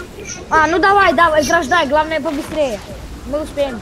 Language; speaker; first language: Russian; native; Russian